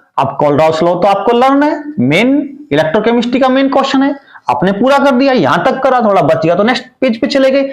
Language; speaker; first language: Hindi; native; Hindi